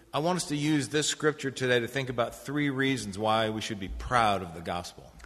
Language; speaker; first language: English; native; English